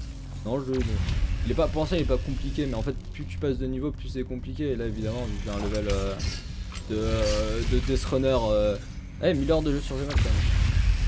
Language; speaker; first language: French; native; French